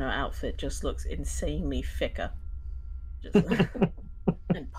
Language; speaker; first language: English; native; English